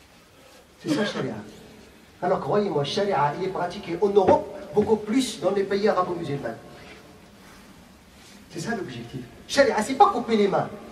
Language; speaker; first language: French; non-native, fluent; Arabic